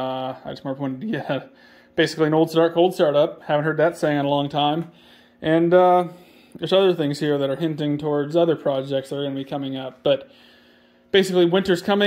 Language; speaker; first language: English; native; English